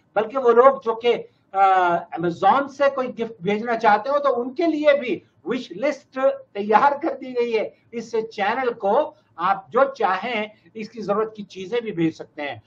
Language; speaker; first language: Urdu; native; Urdu